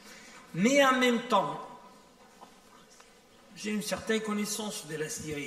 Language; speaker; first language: French; non-native, fluent; Italian